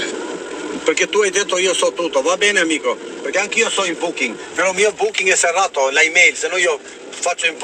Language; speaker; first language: Italian; non-native, fluent; Albanian